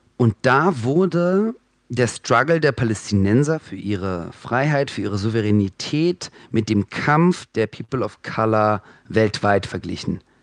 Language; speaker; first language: German; early bilingual, other home language; Russian